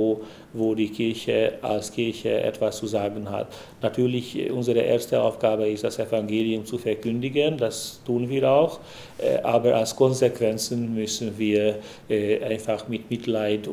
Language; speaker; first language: German; non-native, fluent; Hungarian